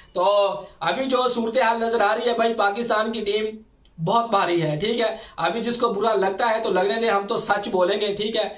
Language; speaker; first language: Urdu; non-native, local second language; Punjabi